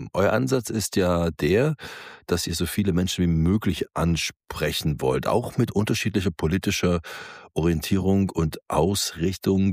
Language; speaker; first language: German; native; German